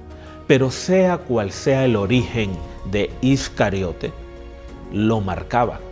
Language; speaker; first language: Spanish; native; Spanish